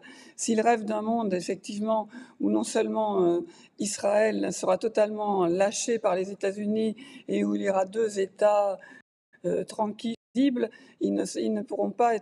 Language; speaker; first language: French; native; French